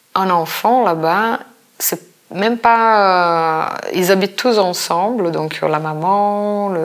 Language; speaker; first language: French; non-native, fluent; Portuguese